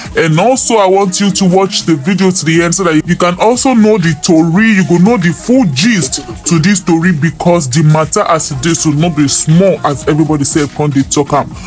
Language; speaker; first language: Nigerian Pidgin; non-native, local second language; Yoruba